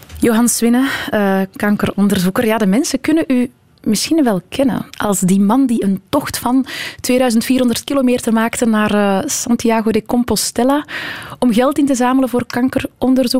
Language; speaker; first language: Dutch; native; Dutch